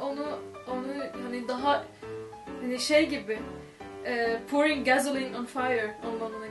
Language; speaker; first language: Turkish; non-native, fluent; Arabic